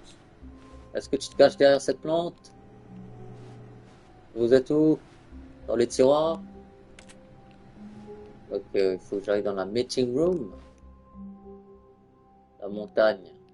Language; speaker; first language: French; native; French